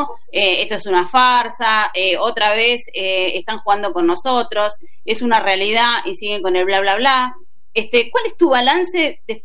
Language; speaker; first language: Spanish; native; Spanish